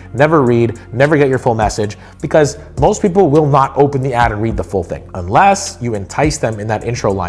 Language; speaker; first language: English; native; English